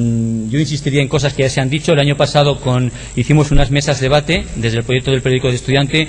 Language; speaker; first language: Spanish; native; Spanish